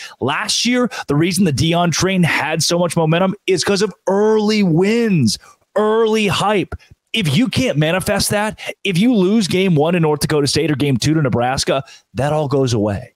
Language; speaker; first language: English; native; English